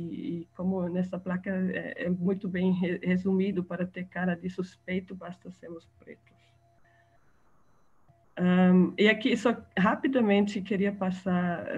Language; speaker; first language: Portuguese; non-native, fluent; German